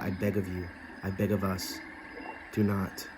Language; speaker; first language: English; native; English